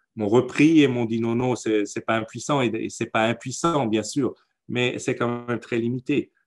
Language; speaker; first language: French; non-native, fluent; German